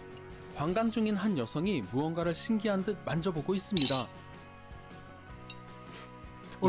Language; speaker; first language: Korean; native; Korean